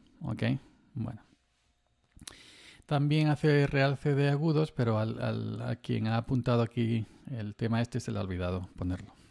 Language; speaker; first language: Spanish; native; Spanish